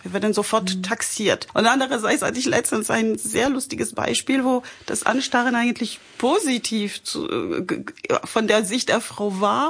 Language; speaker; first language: German; non-native, fluent; French